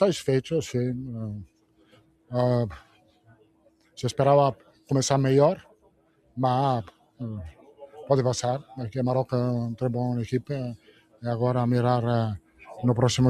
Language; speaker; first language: Portuguese; non-native, learner; Italian